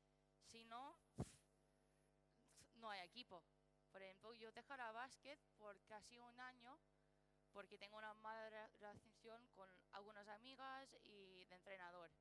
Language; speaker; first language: Spanish; non-native, learner; English